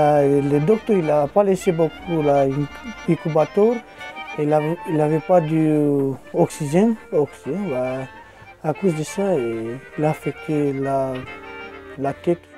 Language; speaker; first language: French; non-native, learner; Romanian